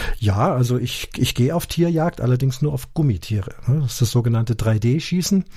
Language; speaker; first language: German; native; German